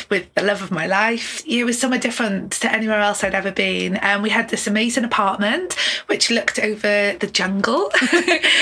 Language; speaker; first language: English; native; English